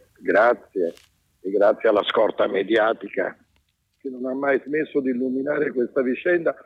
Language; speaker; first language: Italian; native; Italian